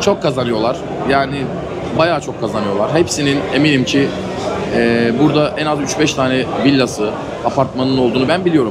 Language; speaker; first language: Turkish; native; Turkish